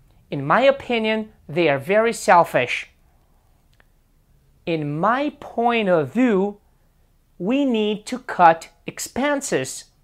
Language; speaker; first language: English; non-native, fluent; Portuguese